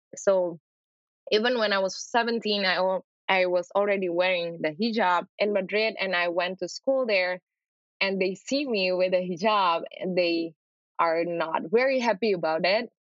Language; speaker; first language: English; non-native, fluent; Indonesian